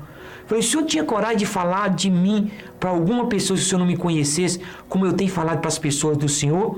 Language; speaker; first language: Portuguese; native; Portuguese